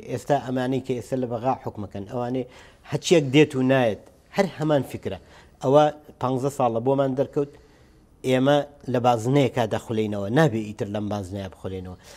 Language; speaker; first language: Central Kurdish; native; Central Kurdish